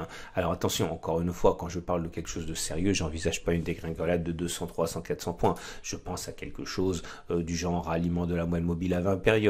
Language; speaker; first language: French; native; French